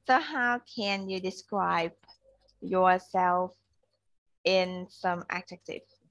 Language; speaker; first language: English; non-native, fluent; Vietnamese